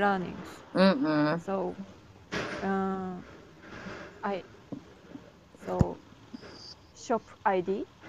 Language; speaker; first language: English; non-native, learner; Japanese